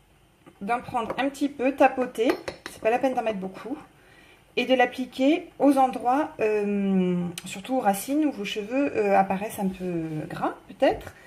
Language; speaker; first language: French; native; French